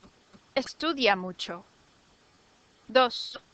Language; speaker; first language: Spanish; non-native, fluent; English